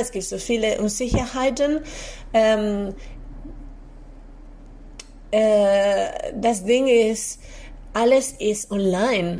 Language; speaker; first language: German; non-native, fluent; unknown